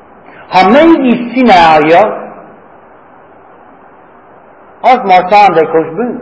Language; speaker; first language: Hungarian; non-native, fluent; English